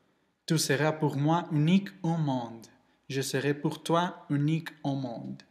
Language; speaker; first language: French; non-native, learner; Spanish